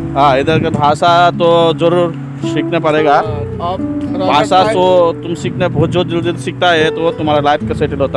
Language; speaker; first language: Hindi; non-native, learner; Nepali